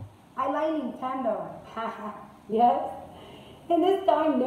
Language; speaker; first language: English; non-native, fluent; Spanish